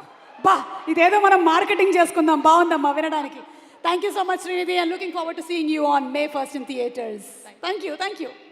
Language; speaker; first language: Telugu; native; Telugu